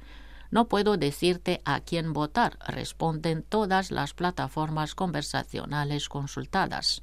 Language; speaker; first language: Spanish; non-native, fluent; Romanian